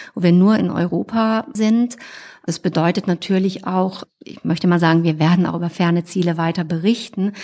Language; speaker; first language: German; native; German